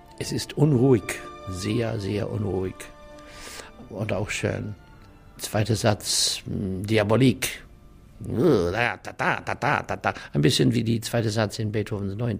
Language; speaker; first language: German; non-native, learner; English